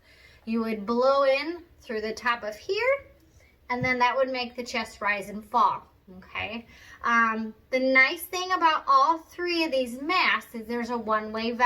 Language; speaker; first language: English; native; English